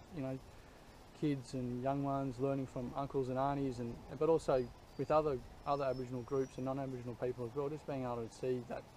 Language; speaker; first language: English; native; English